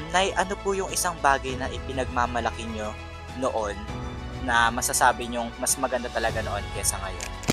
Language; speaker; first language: Filipino; native; Filipino